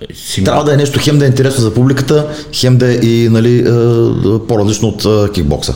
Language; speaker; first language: Bulgarian; native; Bulgarian